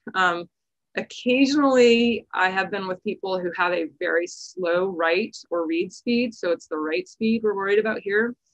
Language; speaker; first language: English; native; English